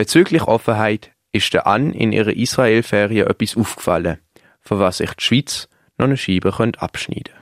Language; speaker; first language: German; native; German